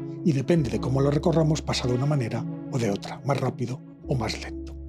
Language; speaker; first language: Spanish; native; Spanish